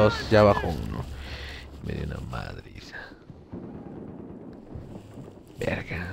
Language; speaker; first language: Spanish; native; Spanish